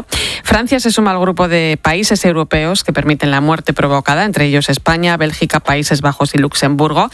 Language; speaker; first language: Spanish; native; Spanish